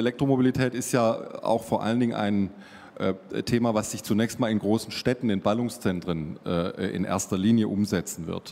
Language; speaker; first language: German; native; German